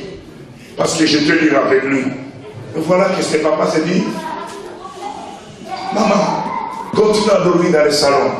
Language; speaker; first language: French; non-native, local second language; Lingala